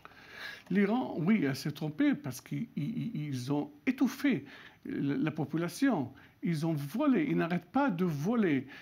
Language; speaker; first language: French; non-native, local second language; Arabic